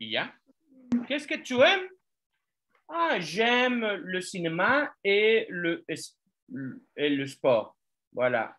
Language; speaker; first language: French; non-native, fluent; Spanish